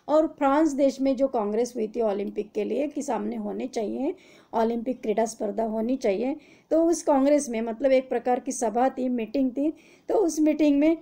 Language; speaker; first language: Hindi; non-native, local second language; Marathi